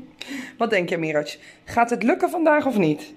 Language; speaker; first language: Dutch; native; Dutch